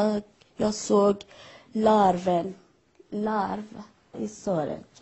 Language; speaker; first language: Swedish; non-native, learner; Persian